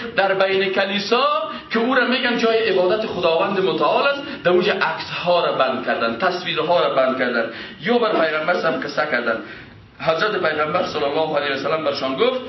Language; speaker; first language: Persian; native; Persian